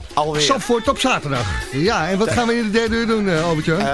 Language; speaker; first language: Dutch; native; Dutch